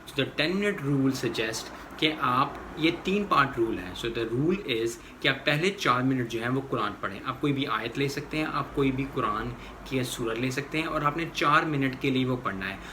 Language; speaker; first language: Urdu; native; Urdu